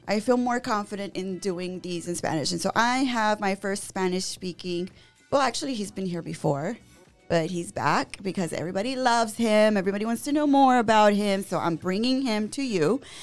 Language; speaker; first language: English; early bilingual, other home language; Spanish